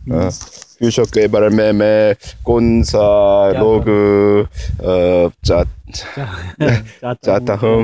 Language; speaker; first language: Hindi; non-native, learner; Korean